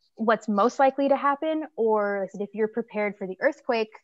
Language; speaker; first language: English; native; English